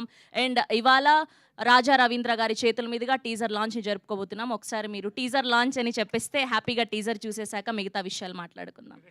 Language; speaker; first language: Telugu; native; Telugu